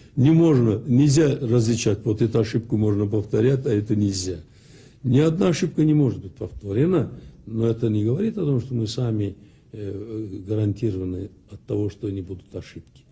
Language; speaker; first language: Russian; non-native, local second language; Azerbaijani